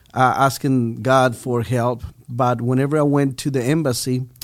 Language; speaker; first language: English; non-native, fluent; Spanish